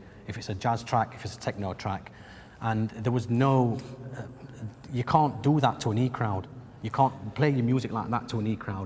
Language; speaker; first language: English; native; English